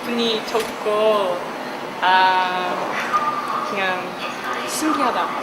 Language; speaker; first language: Korean; non-native, learner; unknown